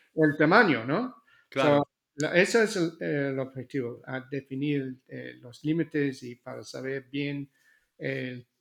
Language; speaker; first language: Spanish; non-native, learner; English